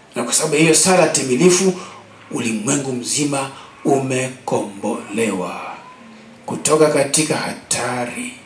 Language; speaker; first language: Swahili; non-native, local second language; Luo (Kenya and Tanzania)